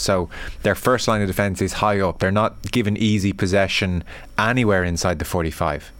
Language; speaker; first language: English; native; English